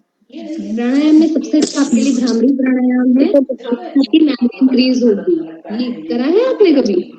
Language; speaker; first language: Hindi; native; Hindi